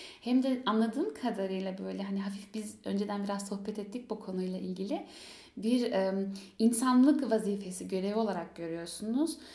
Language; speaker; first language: Turkish; early bilingual, heritage; Turkish